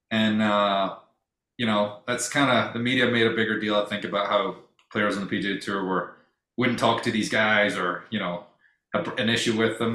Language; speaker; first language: English; native; English